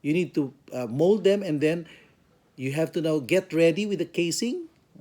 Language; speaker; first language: English; non-native, local second language; Filipino